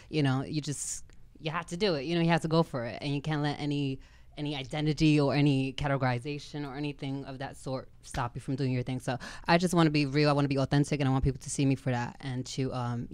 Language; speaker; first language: English; native; English